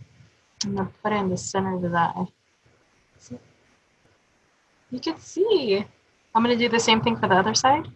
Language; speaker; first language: English; native; English